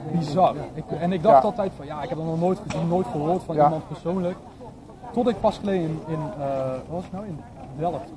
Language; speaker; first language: Dutch; native; Dutch